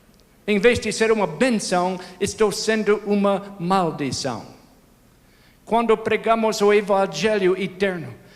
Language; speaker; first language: Portuguese; non-native, fluent; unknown